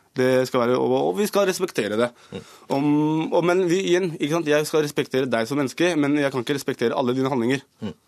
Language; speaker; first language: Norwegian; early bilingual, other home language; Urdu